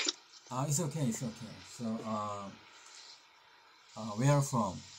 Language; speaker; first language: English; non-native, learner; Korean